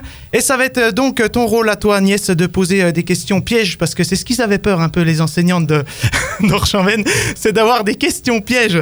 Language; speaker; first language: French; native; French